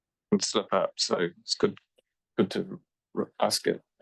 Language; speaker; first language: English; native; English